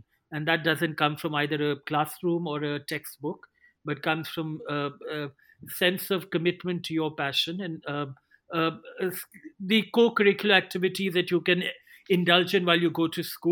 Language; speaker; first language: English; non-native, local second language; Hindi